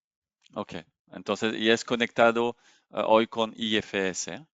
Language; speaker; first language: Spanish; non-native, learner; French